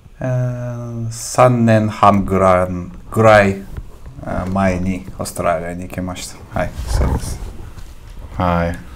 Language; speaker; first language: Japanese; non-native, learner; Russian